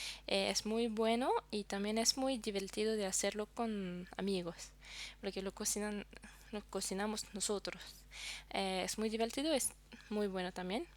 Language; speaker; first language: Spanish; non-native, fluent; French